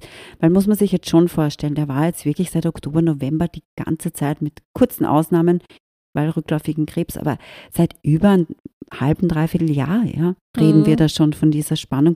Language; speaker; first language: German; native; German